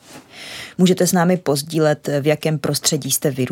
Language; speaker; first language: Czech; native; Czech